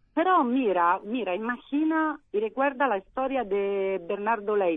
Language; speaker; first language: Spanish; non-native, learner; Italian